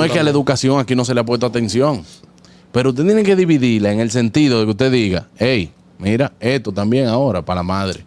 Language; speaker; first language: Spanish; native; Spanish